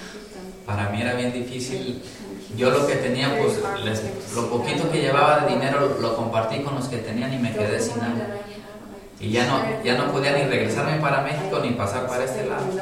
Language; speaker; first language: Spanish; native; Spanish